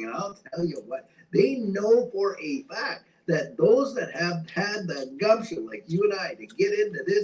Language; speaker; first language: English; native; English